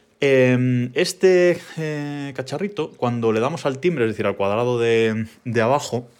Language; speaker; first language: Spanish; native; Spanish